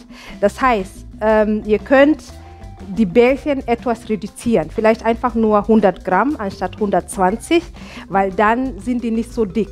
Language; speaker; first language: German; non-native, fluent; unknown